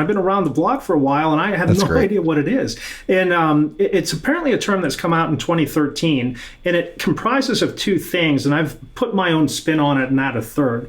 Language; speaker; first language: English; native; English